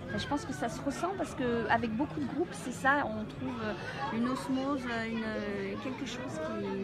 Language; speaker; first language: French; native; French